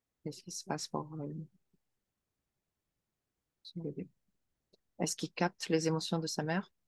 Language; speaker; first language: French; native; French